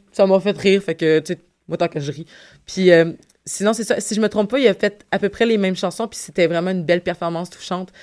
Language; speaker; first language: French; native; French